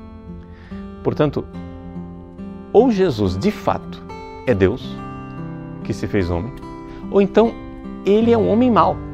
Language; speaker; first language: Portuguese; native; Portuguese